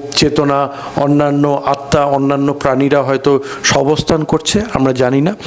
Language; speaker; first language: Bangla; native; Bangla